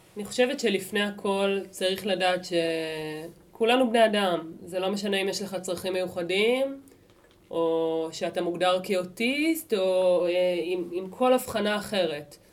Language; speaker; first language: Hebrew; native; Hebrew